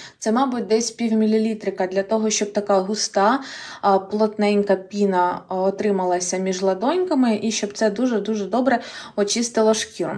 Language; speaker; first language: Ukrainian; non-native, local second language; Russian